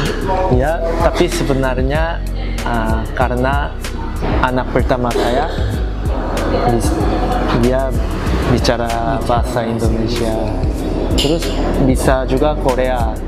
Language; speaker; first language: Indonesian; non-native, learner; Korean